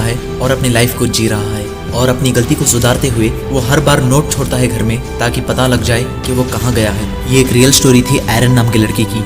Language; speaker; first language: Hindi; native; Hindi